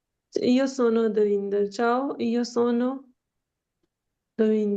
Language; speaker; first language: Italian; non-native, learner; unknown